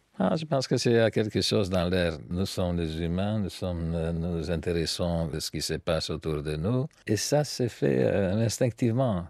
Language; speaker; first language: French; non-native, fluent; Polish